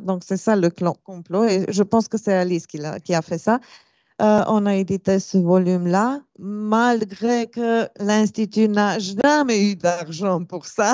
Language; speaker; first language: French; non-native, fluent; Romanian